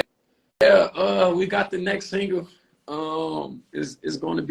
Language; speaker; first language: English; native; English